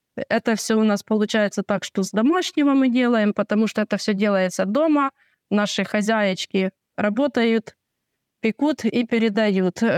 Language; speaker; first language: Russian; non-native, local second language; Ukrainian